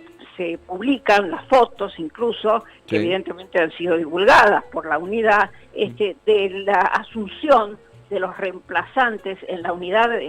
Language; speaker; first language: Spanish; native; Spanish